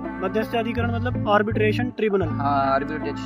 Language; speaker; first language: Hindi; native; Hindi